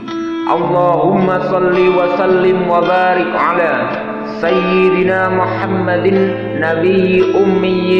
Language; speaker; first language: Indonesian; native; Indonesian